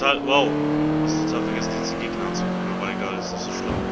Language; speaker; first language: German; native; German